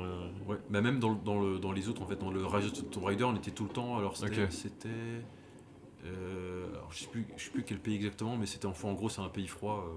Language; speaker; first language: French; native; French